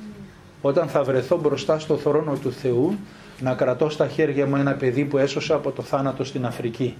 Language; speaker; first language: Greek; native; Greek